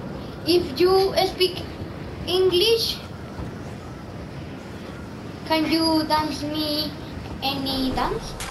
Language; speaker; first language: English; non-native, learner; Spanish